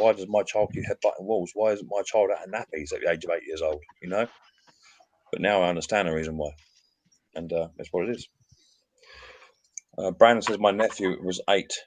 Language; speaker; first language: English; native; English